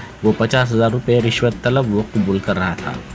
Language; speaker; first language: Hindi; native; Hindi